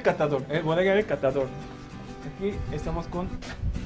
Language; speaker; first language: Spanish; non-native, learner; Korean